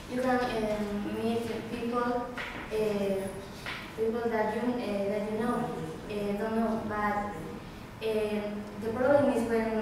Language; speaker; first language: English; non-native, learner; Spanish